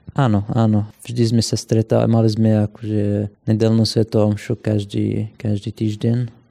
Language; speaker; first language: Slovak; non-native, fluent; Assyrian Neo-Aramaic